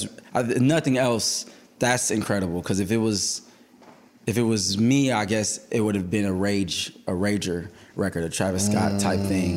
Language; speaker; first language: English; native; English